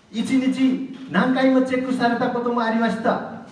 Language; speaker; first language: Japanese; non-native, fluent; Nepali